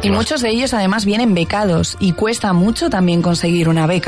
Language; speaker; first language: Spanish; native; Spanish